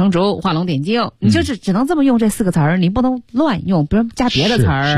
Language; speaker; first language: Chinese; native; Chinese